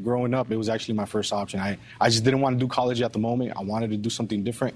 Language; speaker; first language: English; native; English